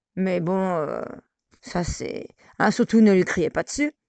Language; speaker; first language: French; native; French